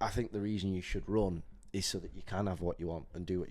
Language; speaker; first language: English; native; English